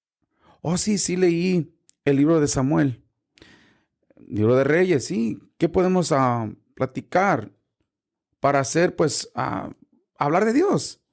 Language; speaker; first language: Spanish; early bilingual, heritage; Spanish